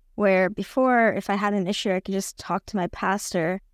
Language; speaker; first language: English; native; English